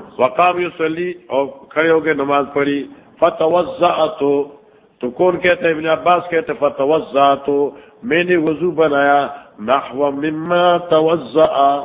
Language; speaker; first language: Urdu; non-native, local second language; Northern Hindko